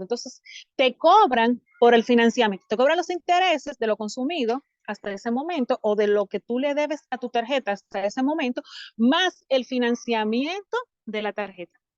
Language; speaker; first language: Spanish; native; Spanish